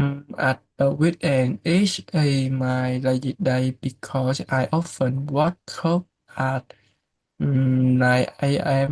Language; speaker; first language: English; non-native, learner; Vietnamese